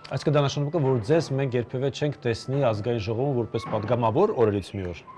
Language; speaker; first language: Armenian; native; Armenian